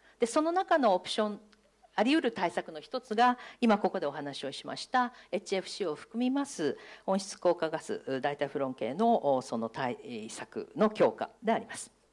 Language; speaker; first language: Japanese; native; Japanese